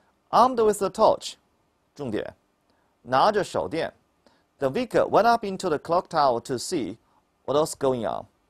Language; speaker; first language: English; non-native, fluent; Chinese